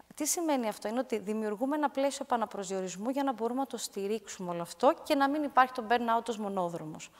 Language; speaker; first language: Greek; native; Greek